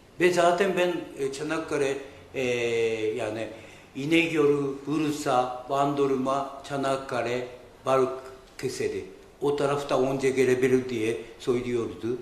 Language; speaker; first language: Turkish; non-native, fluent; Japanese